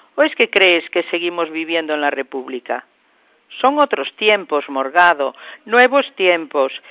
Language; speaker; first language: Spanish; native; Spanish